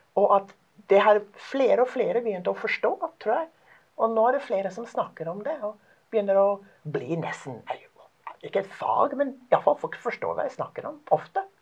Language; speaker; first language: Norwegian; non-native, fluent; English